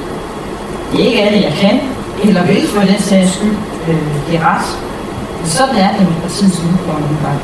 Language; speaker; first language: Danish; native; Danish